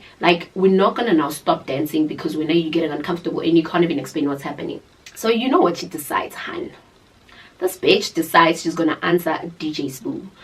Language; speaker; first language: English; non-native, local second language; Zulu